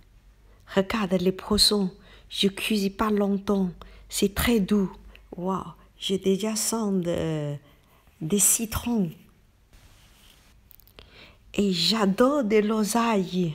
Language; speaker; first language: French; non-native, learner; Chinese